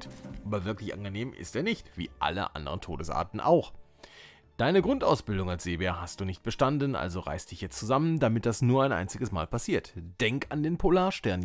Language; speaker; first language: German; native; German